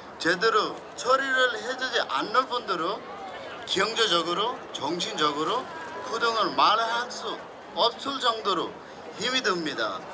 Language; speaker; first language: Korean; non-native, fluent; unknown